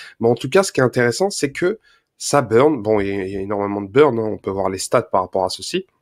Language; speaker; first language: French; native; French